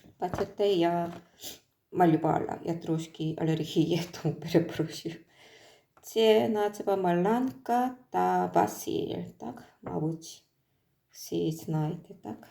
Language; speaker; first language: Ukrainian; non-native, learner; Korean